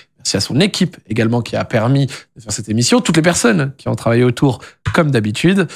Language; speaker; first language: French; native; French